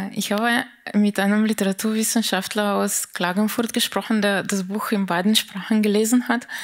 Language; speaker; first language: German; non-native, fluent; Slovenian